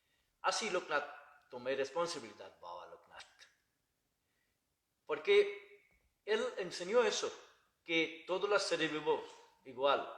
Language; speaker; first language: Spanish; non-native, learner; Bangla